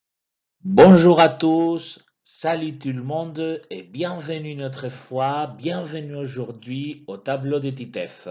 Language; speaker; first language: French; non-native, fluent; Spanish